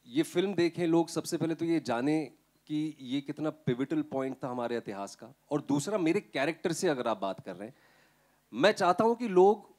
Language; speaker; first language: Hindi; native; Hindi